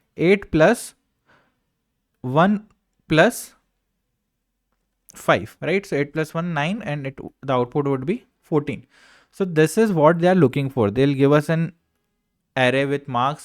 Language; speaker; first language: English; non-native, local second language; Hindi